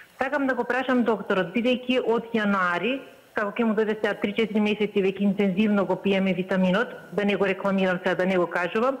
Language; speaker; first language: Macedonian; native; Macedonian